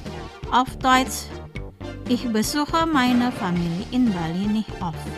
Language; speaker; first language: German; non-native, fluent; Indonesian